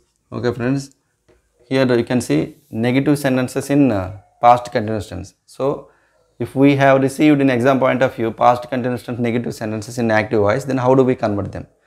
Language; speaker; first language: English; non-native, local second language; Telugu